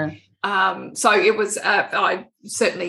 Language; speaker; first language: English; native; English